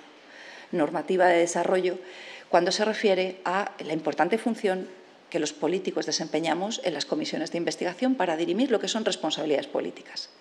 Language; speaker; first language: Spanish; native; Spanish